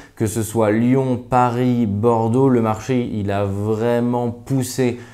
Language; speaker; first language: French; native; French